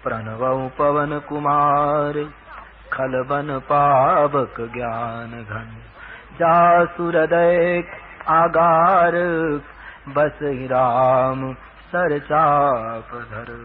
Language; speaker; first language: Hindi; non-native, local second language; Gujarati